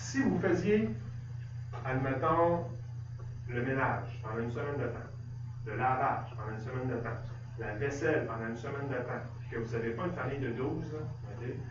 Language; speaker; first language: French; native; French